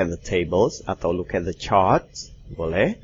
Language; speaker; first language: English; non-native, fluent; Indonesian